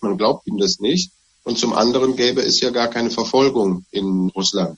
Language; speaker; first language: German; native; German